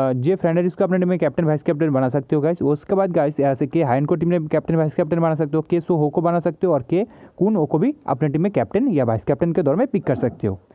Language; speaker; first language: Hindi; native; Hindi